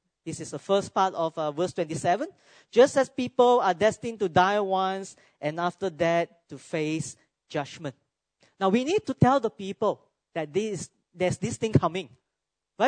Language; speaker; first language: English; non-native, local second language; Cantonese